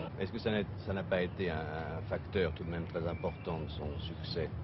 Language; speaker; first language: French; native; French